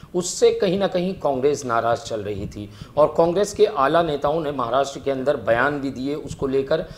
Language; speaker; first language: Hindi; non-native, local second language; Marathi